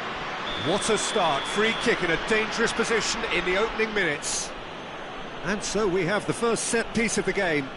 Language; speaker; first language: English; native; English